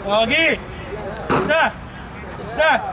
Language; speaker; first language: Arabic; native; Arabic